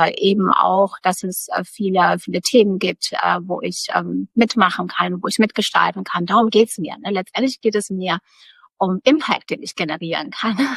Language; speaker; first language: German; early bilingual, other home language; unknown